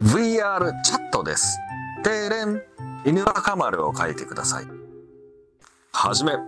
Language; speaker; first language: Japanese; native; Japanese